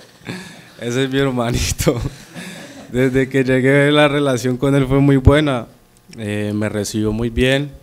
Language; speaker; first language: Portuguese; non-native, learner; Spanish